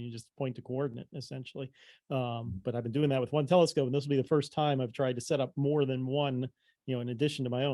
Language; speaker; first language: English; native; English